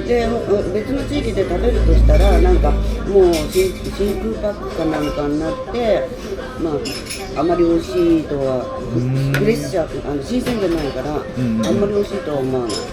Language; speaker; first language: Japanese; native; Japanese